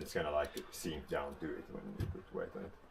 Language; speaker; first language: English; non-native, fluent; Swedish